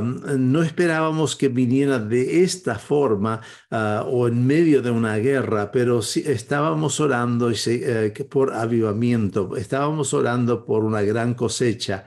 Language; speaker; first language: Spanish; non-native, fluent; English